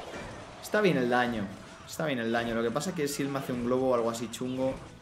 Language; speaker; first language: Spanish; native; Spanish